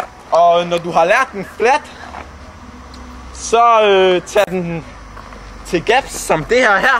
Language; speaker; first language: Danish; native; Danish